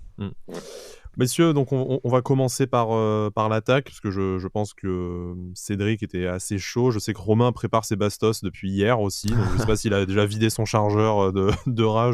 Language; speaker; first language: French; native; French